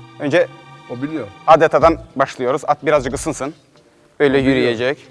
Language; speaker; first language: Turkish; native; Turkish